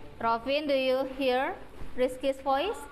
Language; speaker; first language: English; non-native, fluent; Indonesian